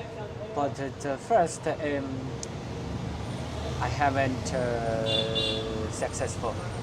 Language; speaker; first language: English; non-native, learner; Chinese